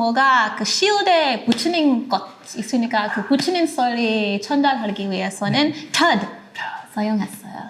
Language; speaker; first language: Korean; non-native, learner; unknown